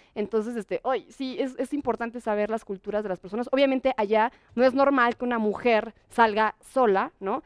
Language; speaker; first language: Spanish; native; Spanish